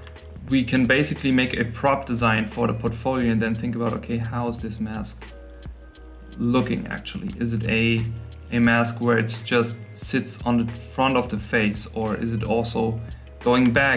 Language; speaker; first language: English; non-native, fluent; German